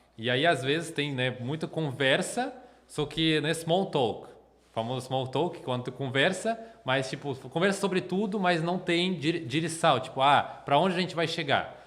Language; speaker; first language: Portuguese; non-native, fluent; Russian